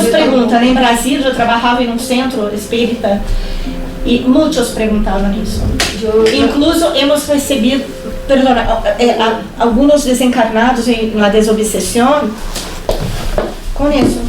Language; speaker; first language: Spanish; non-native, fluent; Portuguese